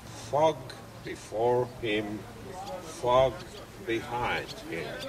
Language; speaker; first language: English; non-native, fluent; Hungarian